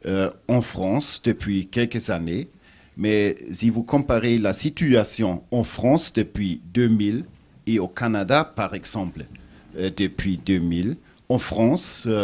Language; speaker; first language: French; non-native, learner; German